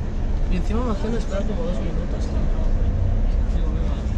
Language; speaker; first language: Spanish; native; Spanish